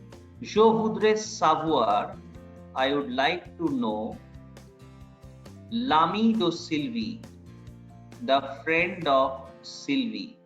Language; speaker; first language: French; non-native, fluent; Bangla